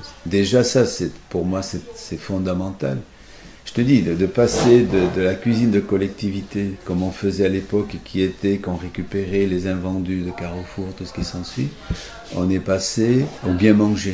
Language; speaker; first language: French; native; French